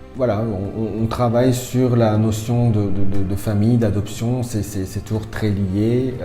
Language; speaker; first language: French; native; French